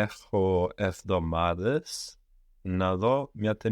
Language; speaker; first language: Greek; non-native, learner; English